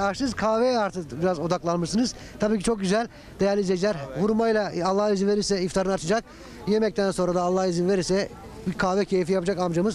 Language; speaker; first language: Turkish; native; Turkish